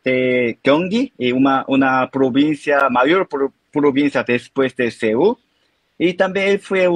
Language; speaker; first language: Spanish; non-native, learner; Korean